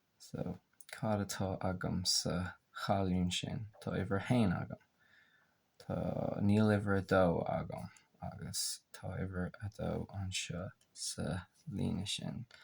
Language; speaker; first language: Irish; native; Irish